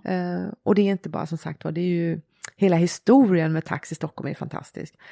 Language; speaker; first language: Swedish; native; Swedish